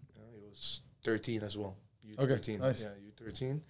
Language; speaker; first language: English; early bilingual, other home language; Spanish